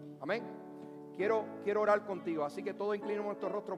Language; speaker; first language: Spanish; native; Spanish